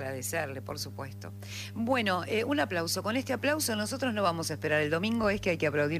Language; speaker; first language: Spanish; native; Spanish